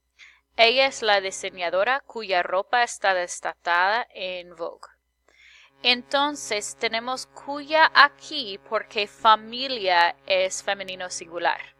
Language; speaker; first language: Spanish; non-native, fluent; English